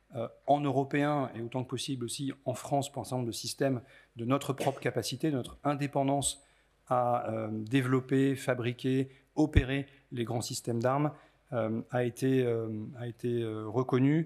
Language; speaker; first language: French; native; French